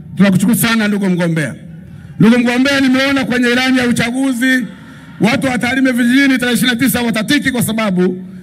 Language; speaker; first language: Swahili; non-native, local second language; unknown